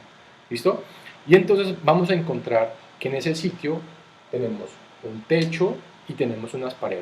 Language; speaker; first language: Spanish; native; Spanish